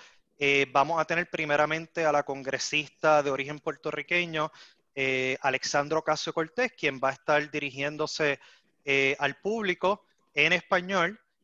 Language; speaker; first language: Spanish; native; Spanish